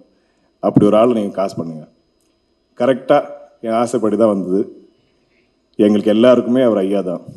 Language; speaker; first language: Tamil; non-native, local second language; Malayalam